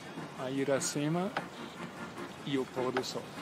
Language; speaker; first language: Portuguese; non-native, fluent; German